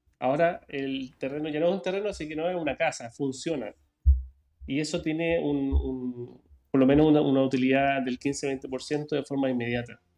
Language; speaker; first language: Spanish; native; Spanish